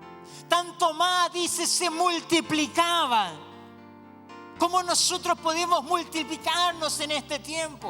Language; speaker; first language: Spanish; native; Spanish